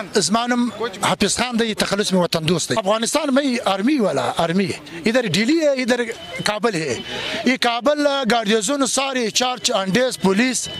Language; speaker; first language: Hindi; non-native, learner; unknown